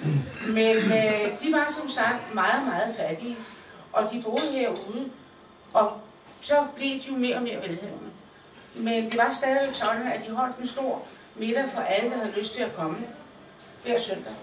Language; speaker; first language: Danish; native; Danish